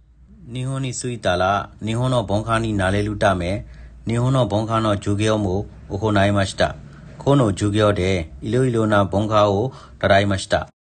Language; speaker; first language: Japanese; non-native, learner; Burmese